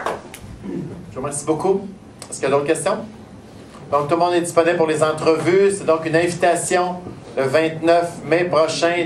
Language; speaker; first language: French; native; French